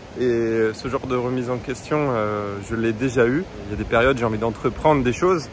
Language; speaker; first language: French; native; French